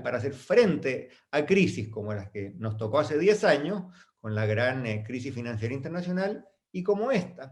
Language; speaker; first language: Spanish; native; Spanish